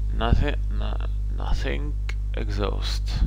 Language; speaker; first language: English; non-native, learner; Czech